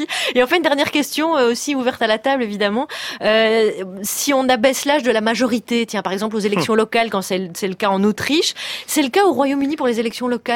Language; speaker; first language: French; native; French